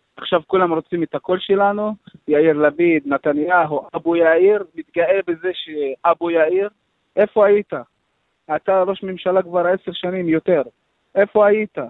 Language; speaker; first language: Hebrew; non-native, local second language; Arabic